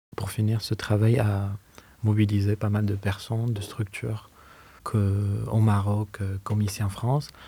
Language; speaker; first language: French; non-native, fluent; Arabic